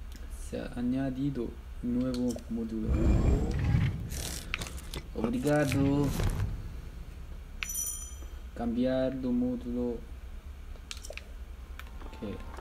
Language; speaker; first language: Spanish; non-native, learner; English